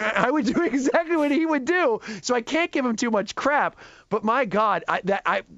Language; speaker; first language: English; native; English